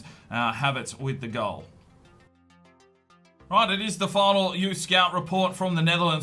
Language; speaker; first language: English; native; English